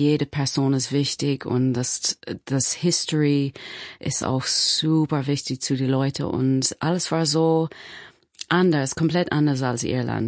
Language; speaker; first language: German; non-native, fluent; English